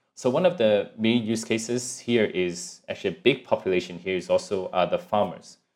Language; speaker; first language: English; non-native, local second language; Cantonese